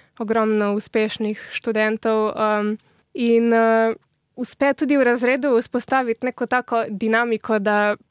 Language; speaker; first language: Slovenian; native; Slovenian